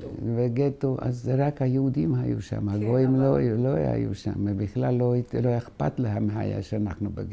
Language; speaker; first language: Hebrew; non-native, fluent; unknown